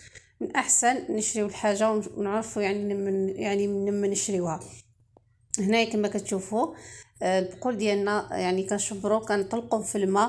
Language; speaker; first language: Arabic; native; Arabic